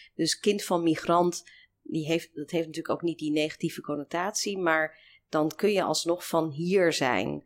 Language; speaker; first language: Dutch; early bilingual, other home language; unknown